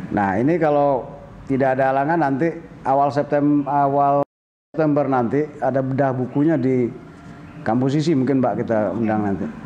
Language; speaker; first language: Indonesian; non-native, local second language; Minangkabau